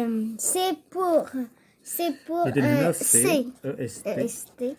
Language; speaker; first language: French; non-native, local second language; Arabic